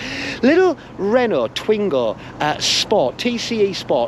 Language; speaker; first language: English; native; English